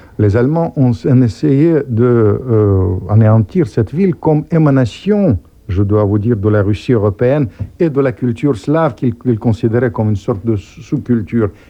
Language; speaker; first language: French; non-native, fluent; Russian